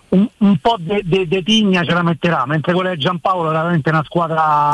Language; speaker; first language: Italian; native; Italian